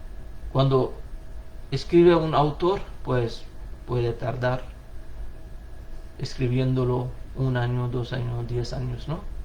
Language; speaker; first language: Spanish; non-native, fluent; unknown